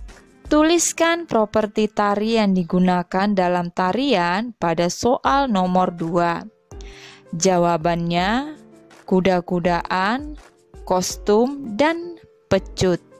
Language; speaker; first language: Indonesian; native; Indonesian